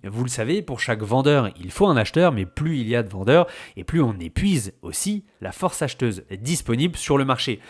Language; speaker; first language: French; native; French